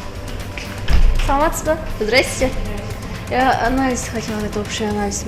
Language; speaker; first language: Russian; non-native, local second language; Kyrgyz